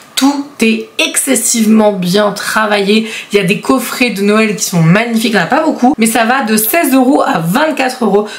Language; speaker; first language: French; native; French